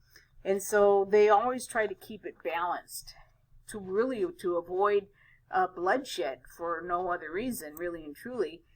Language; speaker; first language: English; native; English